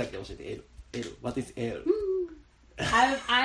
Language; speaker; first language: English; non-native, learner; Japanese